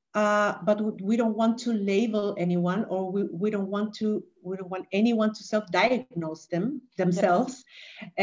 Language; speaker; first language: English; non-native, fluent; Spanish